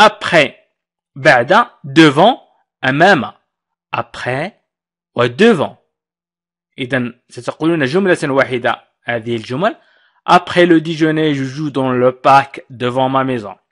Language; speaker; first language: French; non-native, fluent; Arabic